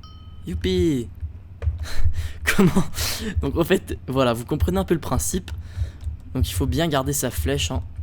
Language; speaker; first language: French; native; French